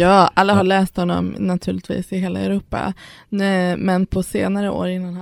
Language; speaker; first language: Swedish; early bilingual, other home language; Persian